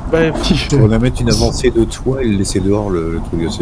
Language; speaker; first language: French; native; French